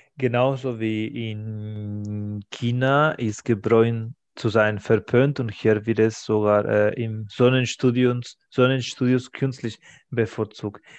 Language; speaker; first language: German; non-native, fluent; Spanish